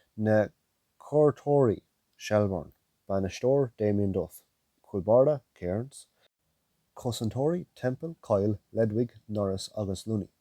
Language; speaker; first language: Irish; non-native, local second language; English